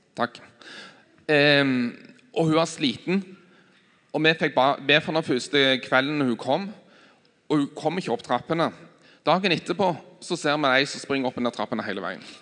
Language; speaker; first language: Norwegian; native; Norwegian